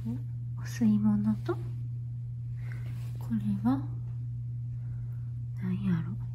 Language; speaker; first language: Japanese; native; Japanese